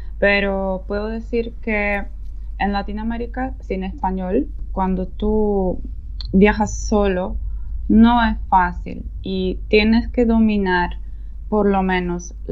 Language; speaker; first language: Spanish; non-native, fluent; Polish